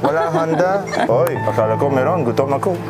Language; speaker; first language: Filipino; non-native, learner; Arabic